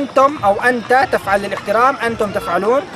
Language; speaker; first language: Arabic; native; Arabic